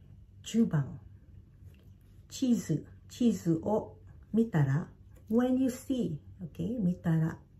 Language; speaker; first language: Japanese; non-native, fluent; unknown